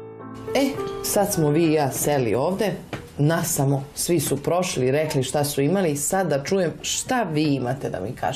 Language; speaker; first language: Serbian; native; Serbian